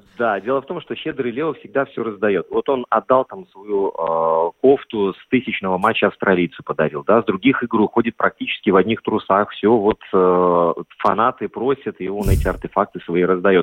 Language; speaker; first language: Russian; native; Russian